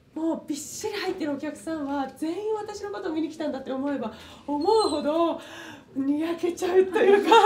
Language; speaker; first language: Japanese; native; Japanese